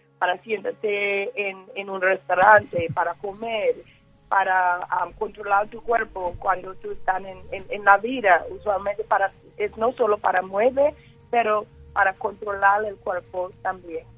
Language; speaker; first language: Spanish; non-native, learner; English